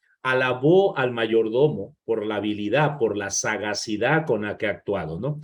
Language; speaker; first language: Spanish; native; Spanish